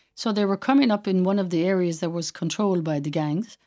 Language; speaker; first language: English; native; English